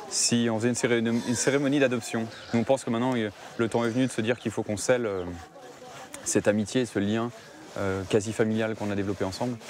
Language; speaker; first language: French; native; French